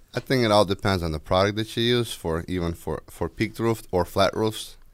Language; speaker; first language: English; non-native, fluent; Ukrainian